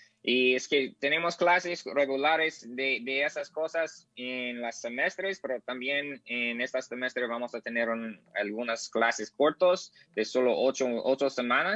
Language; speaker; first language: Spanish; non-native, learner; English